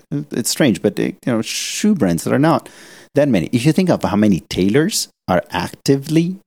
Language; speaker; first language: English; non-native, fluent; Italian